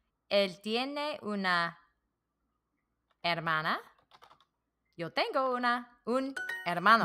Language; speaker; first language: Spanish; non-native, learner; English